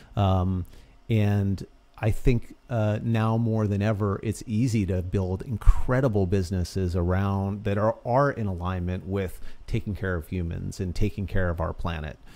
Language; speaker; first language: English; native; English